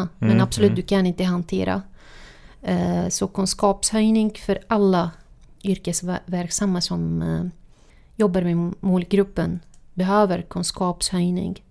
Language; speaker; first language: Swedish; non-native, fluent; Arabic